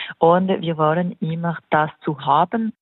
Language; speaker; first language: German; non-native, local second language; French